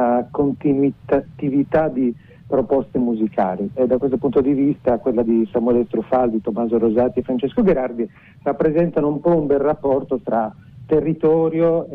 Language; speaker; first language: Italian; native; Italian